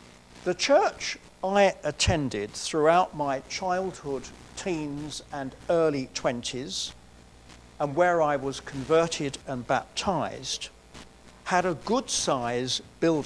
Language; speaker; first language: English; native; English